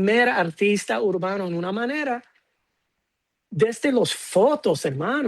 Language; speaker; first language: Spanish; non-native, fluent; English